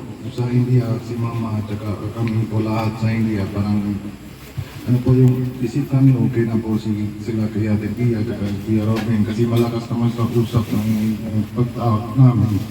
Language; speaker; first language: Filipino; non-native, learner; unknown